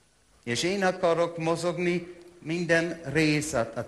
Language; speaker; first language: Hungarian; non-native, learner; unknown